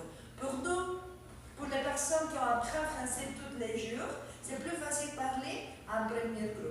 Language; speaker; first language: French; non-native, fluent; Spanish